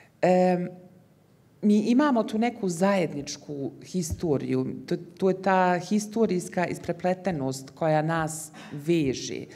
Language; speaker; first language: Bosnian; early bilingual, heritage; Bosnian